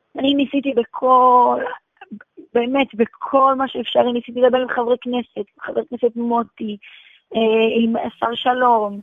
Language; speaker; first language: Hebrew; native; Hebrew